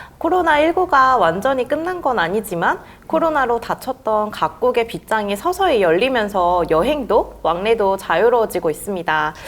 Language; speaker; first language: Korean; native; Korean